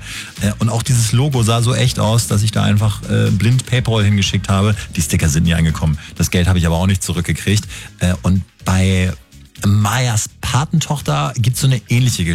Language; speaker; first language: German; native; German